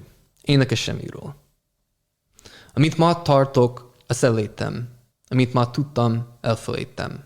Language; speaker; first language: Hungarian; non-native, fluent; English